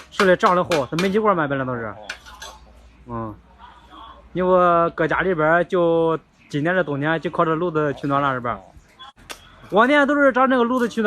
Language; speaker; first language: Chinese; native; Chinese